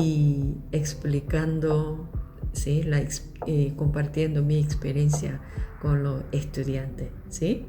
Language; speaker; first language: Spanish; non-native, local second language; Korean